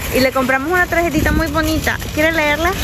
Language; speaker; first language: Spanish; native; Spanish